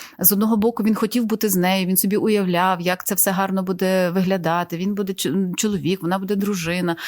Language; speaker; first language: Ukrainian; native; Ukrainian